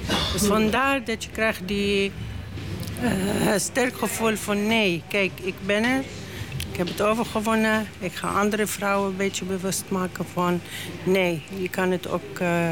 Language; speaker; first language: Dutch; non-native, learner; Arabic